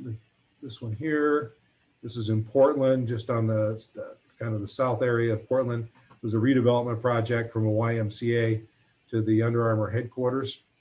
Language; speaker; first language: English; native; English